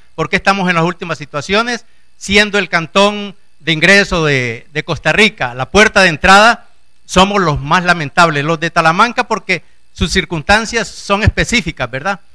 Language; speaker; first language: Spanish; native; Spanish